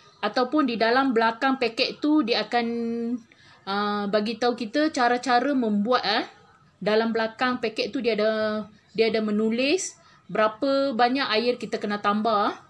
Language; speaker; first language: Malay; non-native, local second language; Tamil